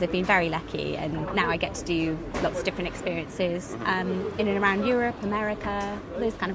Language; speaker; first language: English; native; English